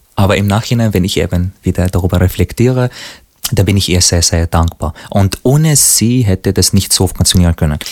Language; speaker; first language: German; non-native, fluent; Arabic